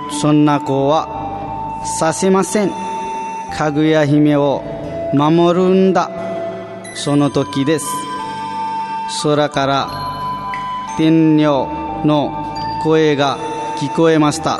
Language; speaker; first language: Japanese; non-native, fluent; Nepali